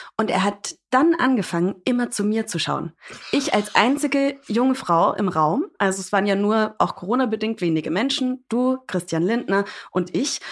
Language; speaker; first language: German; early bilingual, other home language; English